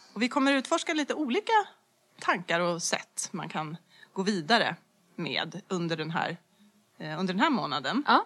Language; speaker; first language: Swedish; native; Swedish